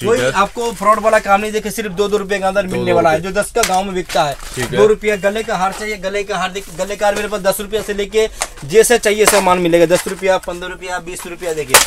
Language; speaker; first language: Hindi; non-native, local second language; Bangla